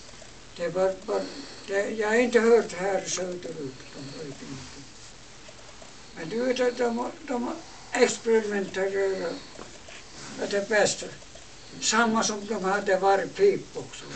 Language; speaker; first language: Swedish; non-native, local second language; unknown